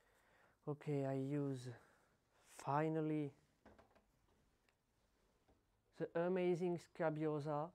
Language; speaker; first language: English; non-native, learner; French